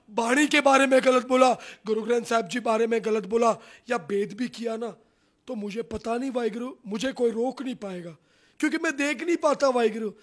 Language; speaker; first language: Hindi; non-native, local second language; Punjabi